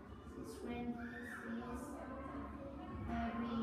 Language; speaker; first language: English; non-native, learner; Vietnamese